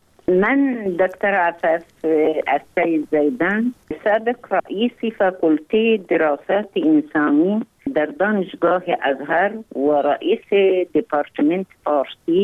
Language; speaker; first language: Persian; non-native, fluent; Arabic